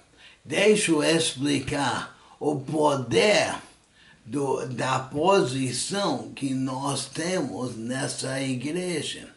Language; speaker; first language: Portuguese; non-native, fluent; English